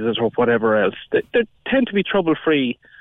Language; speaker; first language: English; native; English